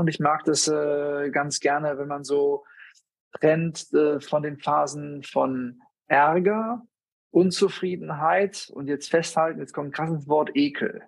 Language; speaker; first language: German; native; German